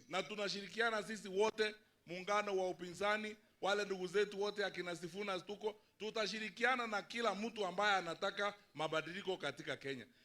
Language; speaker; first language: Swahili; non-native, local second language; Luyia